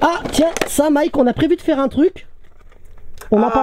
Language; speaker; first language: French; native; French